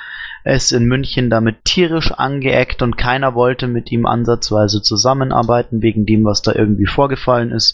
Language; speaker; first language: German; native; German